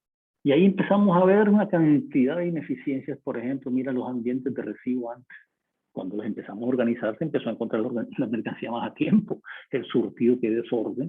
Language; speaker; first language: Spanish; native; Spanish